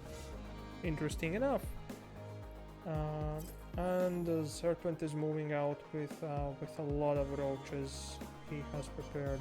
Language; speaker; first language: English; non-native, fluent; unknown